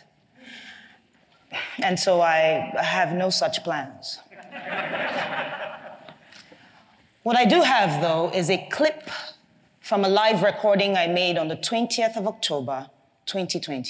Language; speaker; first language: English; non-native, local second language; Igbo